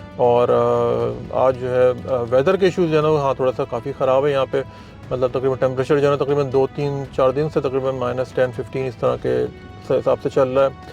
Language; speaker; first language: Urdu; native; Urdu